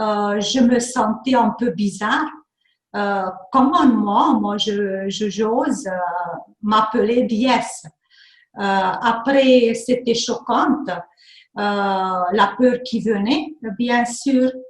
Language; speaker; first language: French; non-native, fluent; Hungarian